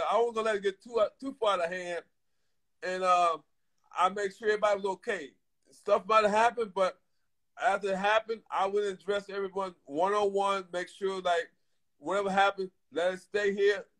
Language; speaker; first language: English; native; English